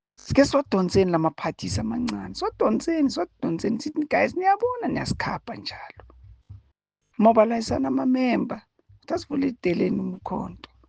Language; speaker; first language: Zulu; native; Zulu